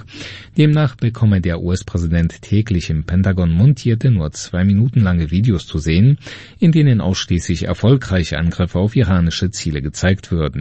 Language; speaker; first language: German; non-native, fluent; Polish